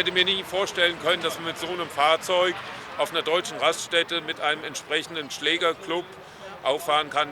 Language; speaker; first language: German; native; German